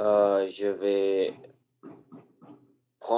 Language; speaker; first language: French; non-native, learner; Spanish